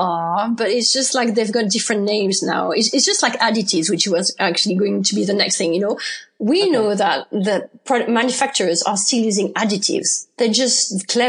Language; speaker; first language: English; non-native, fluent; French